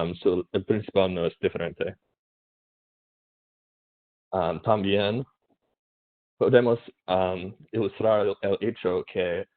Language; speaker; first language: Spanish; non-native, learner; English